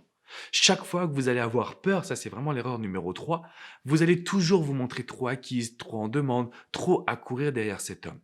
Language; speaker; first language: French; native; French